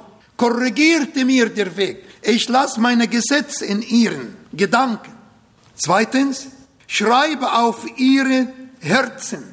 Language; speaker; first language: German; non-native, fluent; Arabic